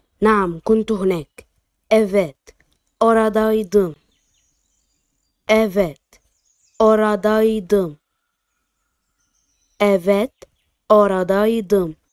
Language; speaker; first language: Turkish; non-native, fluent; Arabic